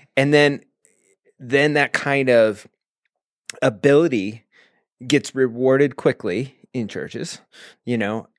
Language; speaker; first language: English; native; English